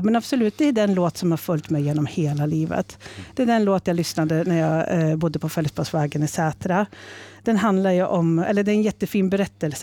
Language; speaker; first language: Swedish; native; Swedish